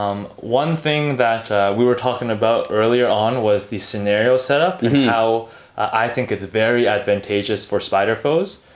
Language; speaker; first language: English; native; English